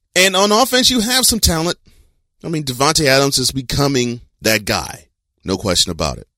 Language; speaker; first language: English; native; English